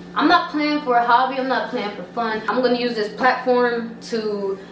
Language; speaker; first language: English; native; English